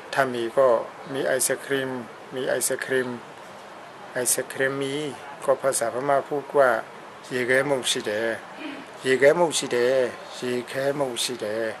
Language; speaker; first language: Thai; non-native, fluent; Burmese